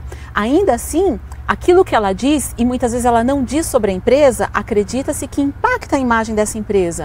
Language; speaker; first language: Portuguese; native; Portuguese